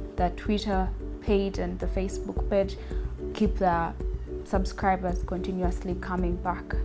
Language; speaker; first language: English; non-native, local second language; Ganda